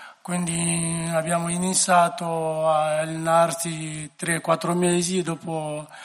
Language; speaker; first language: Italian; non-native, learner; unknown